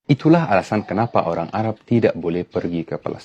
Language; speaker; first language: Indonesian; non-native, fluent; Arabic